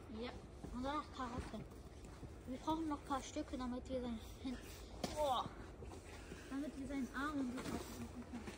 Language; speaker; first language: German; early bilingual, other home language; Urdu